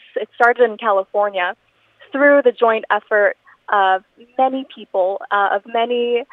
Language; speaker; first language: English; non-native, local second language; Filipino